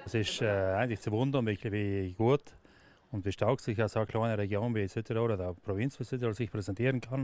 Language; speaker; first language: German; native; German